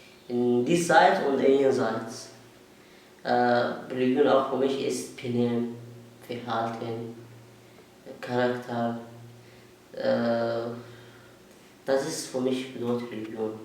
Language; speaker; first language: German; non-native, learner; Arabic